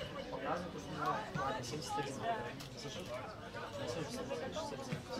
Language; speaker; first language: Russian; native; Russian